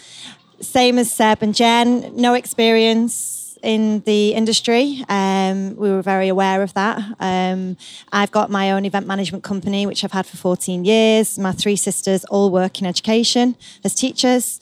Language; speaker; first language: English; native; English